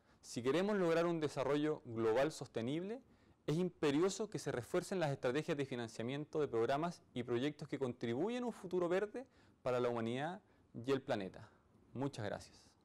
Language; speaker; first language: Spanish; native; Spanish